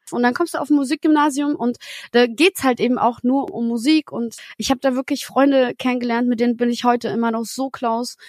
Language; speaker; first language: German; early bilingual, other home language; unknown